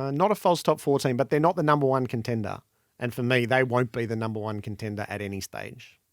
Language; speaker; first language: English; native; English